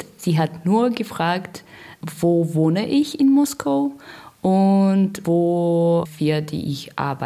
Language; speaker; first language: German; non-native, learner; Russian